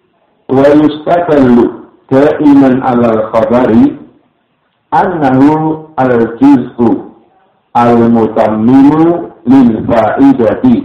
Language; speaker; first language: Arabic; non-native, fluent; Indonesian